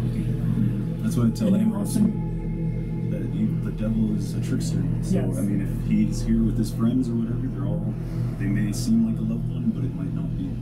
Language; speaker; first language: English; native; English